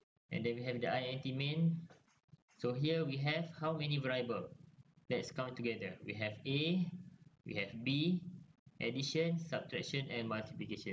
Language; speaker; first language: English; non-native, local second language; Malay